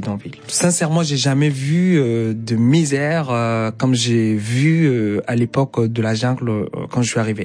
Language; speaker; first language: French; non-native, fluent; Arabic